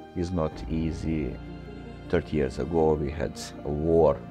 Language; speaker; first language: English; non-native, fluent; Bosnian